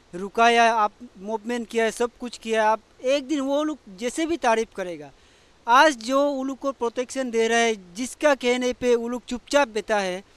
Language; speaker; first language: Hindi; non-native, local second language; Adi